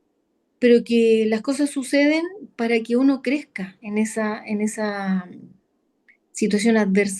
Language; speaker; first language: Spanish; native; Spanish